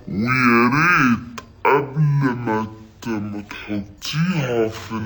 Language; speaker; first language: Arabic; native; Arabic